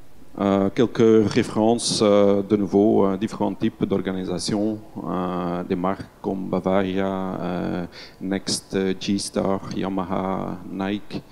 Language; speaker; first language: French; non-native, local second language; Dutch